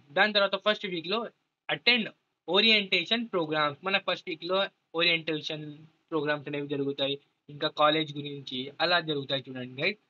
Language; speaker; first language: Telugu; non-native, local second language; Urdu